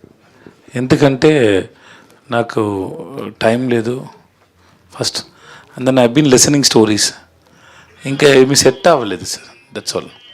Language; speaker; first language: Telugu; non-native, learner; Tamil